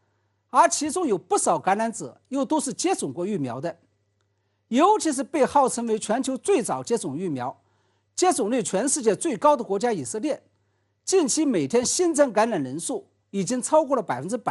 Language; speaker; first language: Chinese; native; Chinese